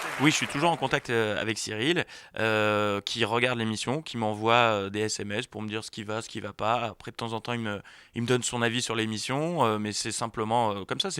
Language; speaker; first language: French; native; French